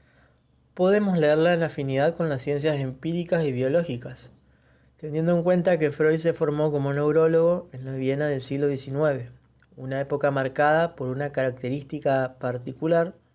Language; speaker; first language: Spanish; native; Spanish